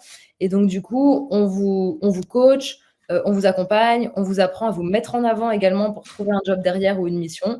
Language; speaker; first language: French; native; French